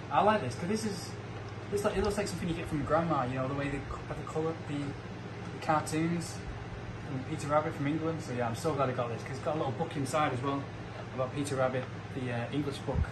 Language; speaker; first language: English; native; English